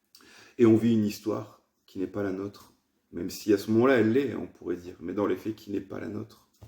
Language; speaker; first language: French; native; French